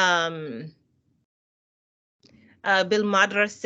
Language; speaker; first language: Arabic; non-native, learner; English